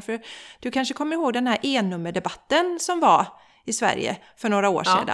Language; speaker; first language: Swedish; native; Swedish